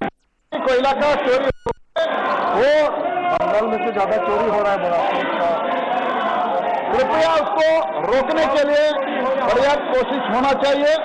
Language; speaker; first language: Hindi; non-native, local second language; Bangla